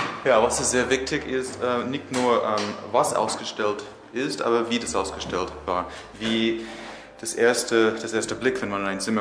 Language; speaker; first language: German; non-native, learner; English